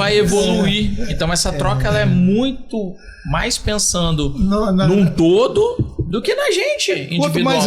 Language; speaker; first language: Portuguese; native; Portuguese